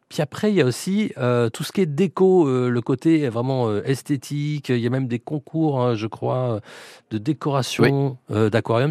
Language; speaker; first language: French; native; French